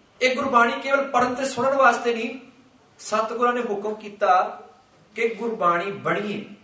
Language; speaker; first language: Punjabi; early bilingual, heritage; Punjabi